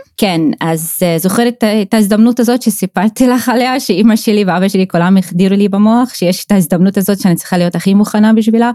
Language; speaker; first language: Hebrew; non-native, local second language; Arabic